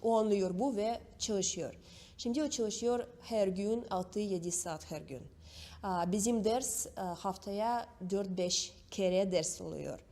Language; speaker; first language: Turkish; non-native, learner; Russian